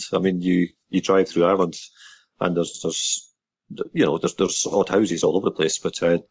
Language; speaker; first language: English; native; English